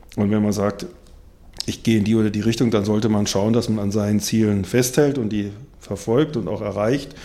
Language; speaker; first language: German; native; German